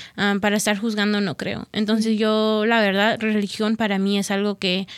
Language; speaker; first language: Spanish; early bilingual, heritage; Spanish